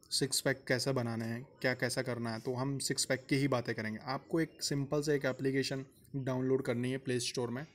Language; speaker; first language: Hindi; native; Hindi